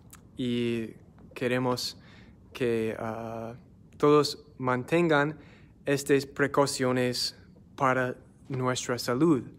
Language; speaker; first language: Spanish; non-native, learner; English